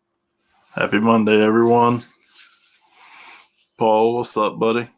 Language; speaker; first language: English; native; English